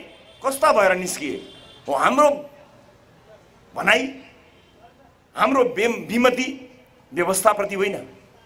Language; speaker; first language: Nepali; native; Nepali